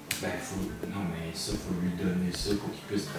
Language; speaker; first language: French; native; French